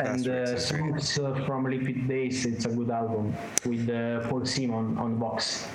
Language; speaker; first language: English; non-native, learner; Italian